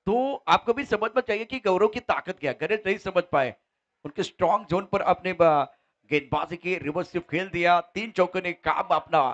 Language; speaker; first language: Hindi; non-native, local second language; Marathi